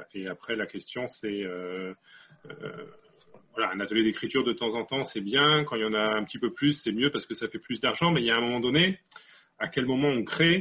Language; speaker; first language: French; native; French